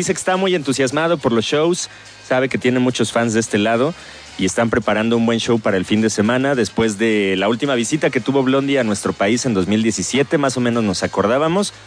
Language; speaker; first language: Spanish; native; Spanish